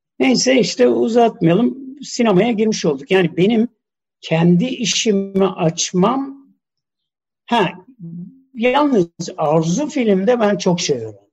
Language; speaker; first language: Turkish; early bilingual, heritage; Turkish